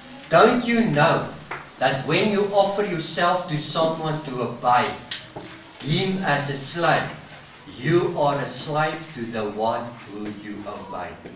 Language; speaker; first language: English; non-native, local second language; Afrikaans